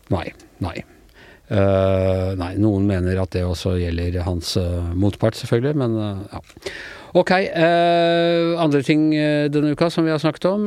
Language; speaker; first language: Norwegian; native; Norwegian